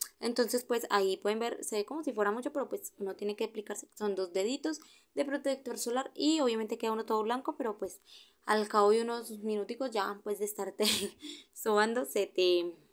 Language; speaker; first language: Spanish; native; Spanish